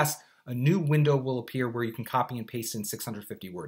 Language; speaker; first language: English; native; English